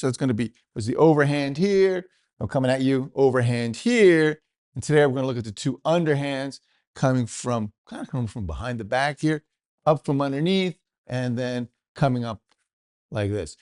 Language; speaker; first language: English; native; English